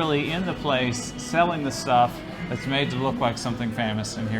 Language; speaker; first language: English; native; English